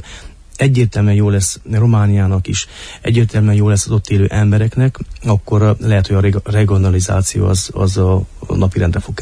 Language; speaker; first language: Hungarian; native; Hungarian